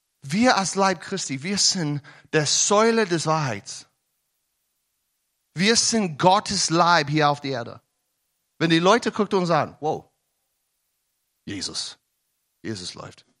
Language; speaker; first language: German; non-native, learner; English